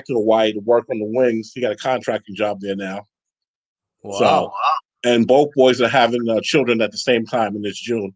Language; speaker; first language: English; native; English